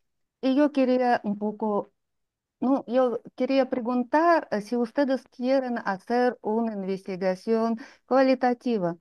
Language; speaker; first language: Spanish; non-native, fluent; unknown